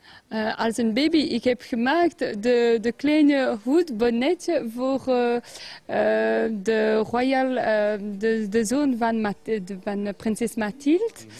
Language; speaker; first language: Dutch; non-native, learner; French